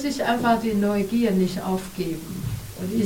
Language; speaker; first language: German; non-native, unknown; Chinese